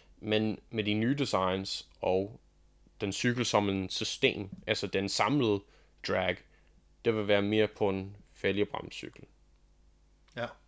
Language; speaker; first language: Danish; non-native, fluent; English